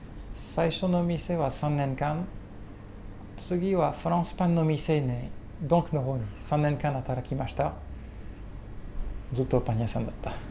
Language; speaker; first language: Japanese; non-native, learner; French